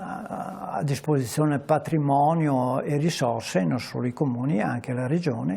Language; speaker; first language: Italian; native; Italian